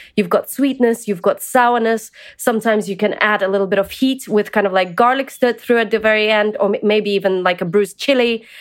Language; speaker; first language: English; early bilingual, other home language; Ukrainian